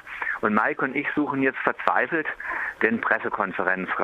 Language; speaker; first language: German; native; German